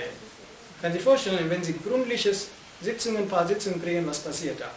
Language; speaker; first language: German; non-native, fluent; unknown